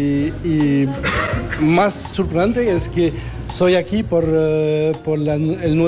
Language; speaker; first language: Spanish; non-native, learner; French